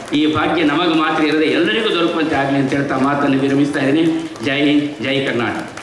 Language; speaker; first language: Kannada; non-native, local second language; Tulu